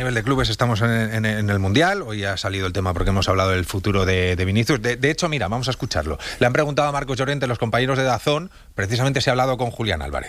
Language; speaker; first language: Spanish; native; Spanish